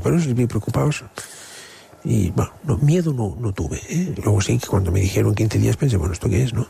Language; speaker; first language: Spanish; non-native, local second language; Catalan